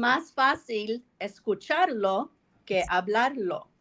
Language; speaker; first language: Spanish; non-native, learner; English